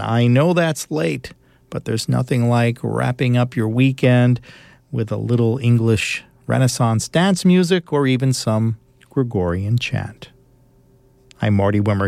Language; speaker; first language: English; native; English